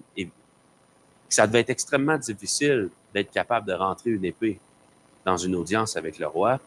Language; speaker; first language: French; native; French